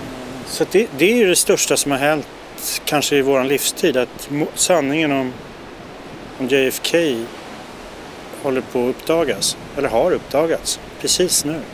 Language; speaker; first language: Swedish; native; Swedish